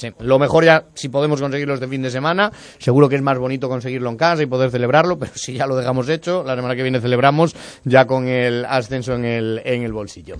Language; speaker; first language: Spanish; native; Spanish